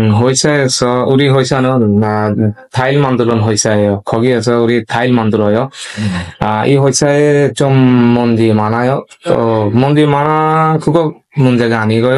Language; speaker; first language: Korean; non-native, learner; Bangla